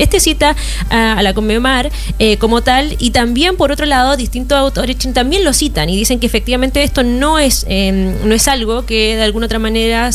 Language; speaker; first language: Spanish; native; Spanish